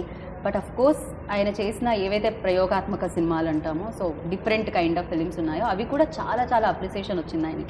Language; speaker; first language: Telugu; native; Telugu